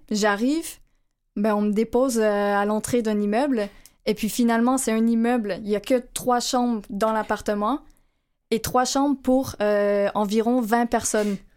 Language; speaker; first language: French; native; French